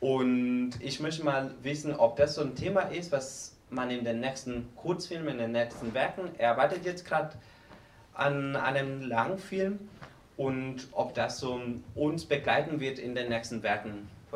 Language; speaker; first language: German; non-native, learner; Spanish